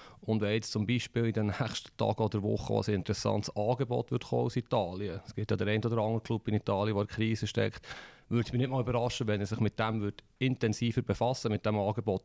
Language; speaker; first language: German; native; German